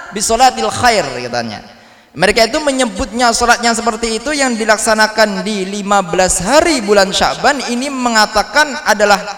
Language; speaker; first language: Indonesian; non-native, local second language; Javanese